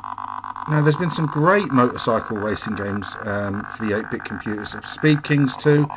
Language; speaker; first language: English; native; English